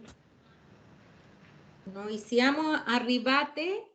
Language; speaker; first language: Italian; non-native, learner; Spanish